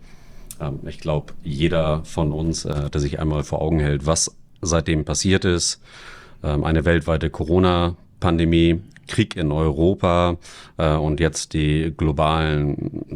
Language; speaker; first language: German; native; German